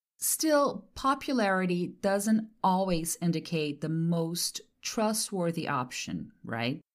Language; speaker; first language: English; non-native, fluent; Portuguese